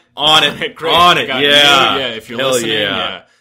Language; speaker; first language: English; native; English